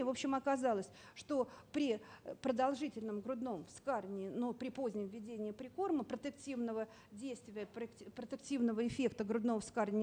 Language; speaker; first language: Russian; native; Russian